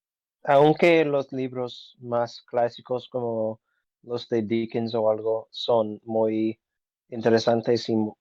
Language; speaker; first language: Spanish; non-native, learner; English